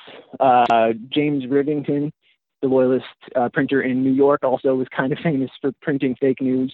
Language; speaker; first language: English; native; English